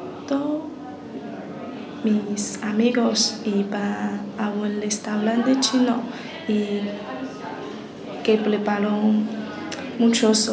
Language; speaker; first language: Spanish; non-native, learner; Chinese